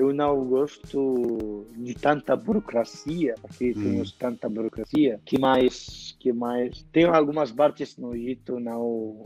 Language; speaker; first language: Portuguese; non-native, fluent; Arabic